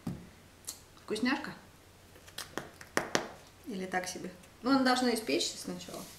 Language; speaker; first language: Russian; native; Russian